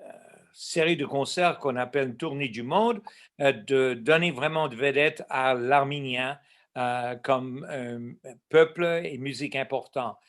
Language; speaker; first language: French; non-native, local second language; English